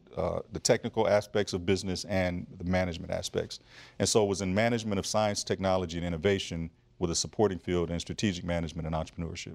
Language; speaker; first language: English; native; English